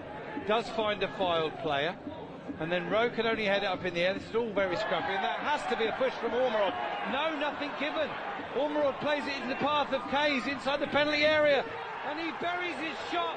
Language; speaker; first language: English; native; English